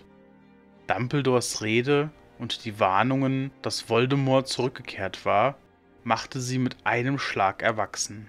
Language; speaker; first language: German; native; German